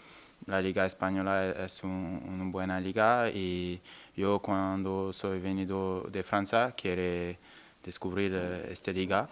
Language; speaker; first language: Spanish; non-native, learner; French